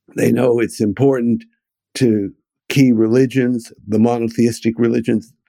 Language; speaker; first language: English; native; English